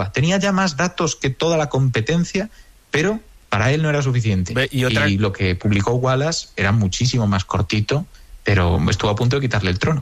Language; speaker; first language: Spanish; native; Spanish